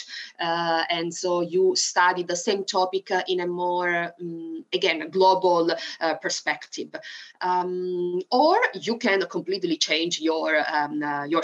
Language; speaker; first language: English; non-native, fluent; Italian